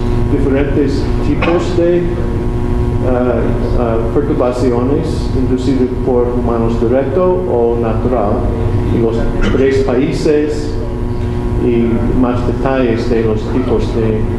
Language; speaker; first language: Spanish; non-native, learner; English